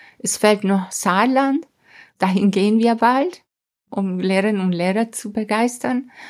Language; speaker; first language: German; non-native, fluent; Spanish